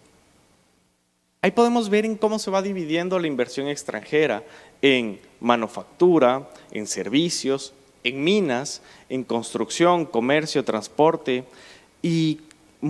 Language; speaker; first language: Spanish; native; Spanish